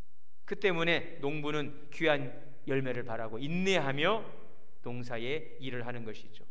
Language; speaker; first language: Korean; native; Korean